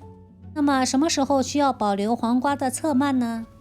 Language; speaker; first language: Chinese; native; Chinese